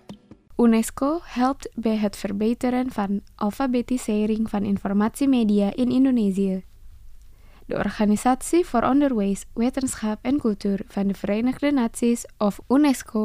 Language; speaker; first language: Dutch; non-native, fluent; Indonesian